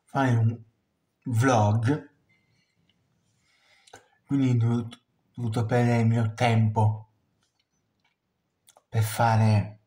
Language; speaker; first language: Italian; non-native, fluent; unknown